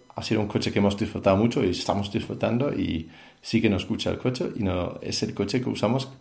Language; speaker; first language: Spanish; non-native, fluent; Danish